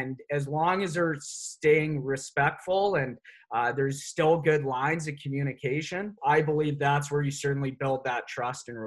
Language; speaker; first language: English; native; English